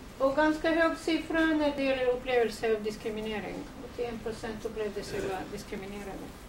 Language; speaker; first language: Swedish; non-native, fluent; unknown